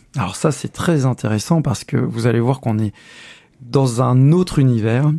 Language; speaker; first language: French; native; French